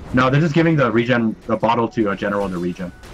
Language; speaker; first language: English; native; English